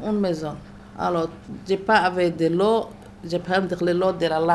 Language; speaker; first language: French; non-native, learner; Somali